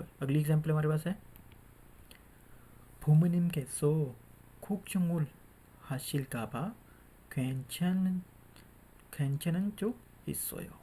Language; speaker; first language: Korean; non-native, fluent; Urdu